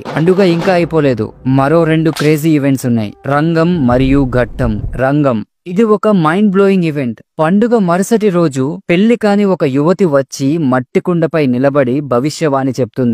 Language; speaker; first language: Telugu; native; Telugu